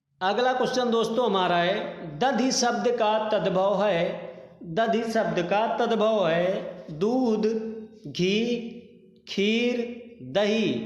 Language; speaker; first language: Hindi; native; Hindi